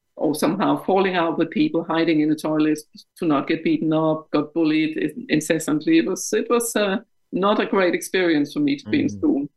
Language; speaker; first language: English; non-native, fluent; Danish